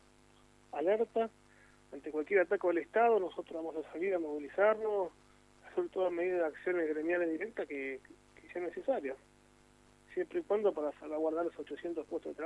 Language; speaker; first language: Spanish; native; Spanish